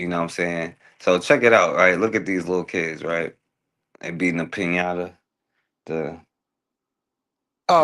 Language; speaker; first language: English; native; English